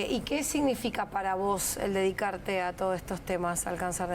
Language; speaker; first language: Spanish; native; Spanish